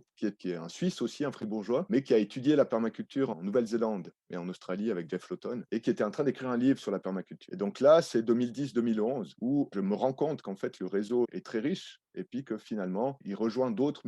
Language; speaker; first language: French; native; French